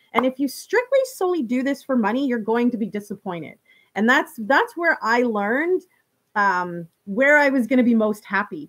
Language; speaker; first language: English; native; English